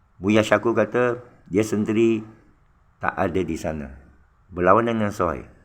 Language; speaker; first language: Malay; non-native, local second language; Chinese